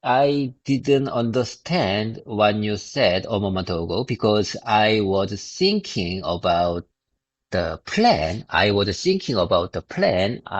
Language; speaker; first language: English; non-native, learner; Korean